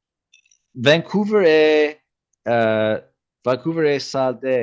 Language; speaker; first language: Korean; non-native, learner; English